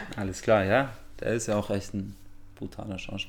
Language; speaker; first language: German; native; German